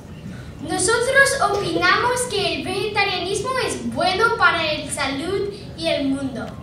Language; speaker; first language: Spanish; non-native, learner; English